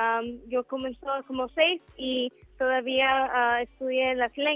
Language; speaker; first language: Spanish; non-native, learner; English